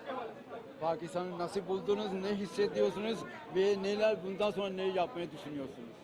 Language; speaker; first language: Turkish; non-native, fluent; Urdu